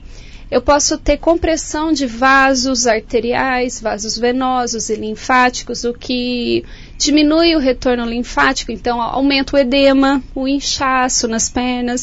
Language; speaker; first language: Portuguese; native; Portuguese